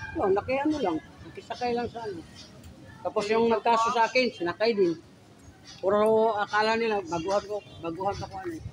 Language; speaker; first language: Filipino; non-native, local second language; Cebuano